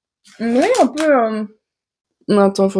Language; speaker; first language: French; native; French